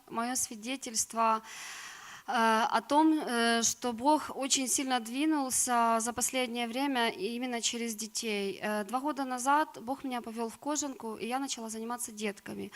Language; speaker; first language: Russian; native; Russian